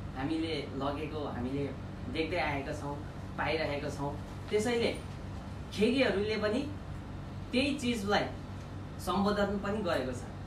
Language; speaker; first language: Nepali; non-native, local second language; Gurung